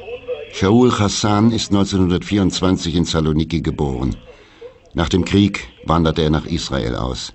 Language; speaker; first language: German; native; German